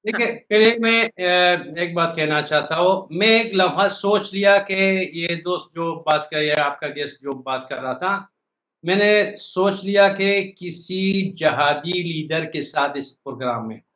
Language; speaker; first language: Hindi; non-native, learner; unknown